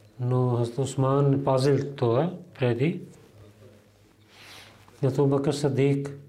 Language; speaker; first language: Bulgarian; non-native, fluent; Urdu